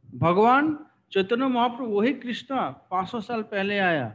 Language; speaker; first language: Hindi; non-native, local second language; Bangla